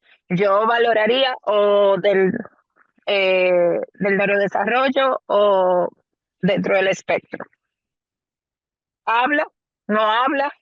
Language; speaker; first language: Spanish; native; Spanish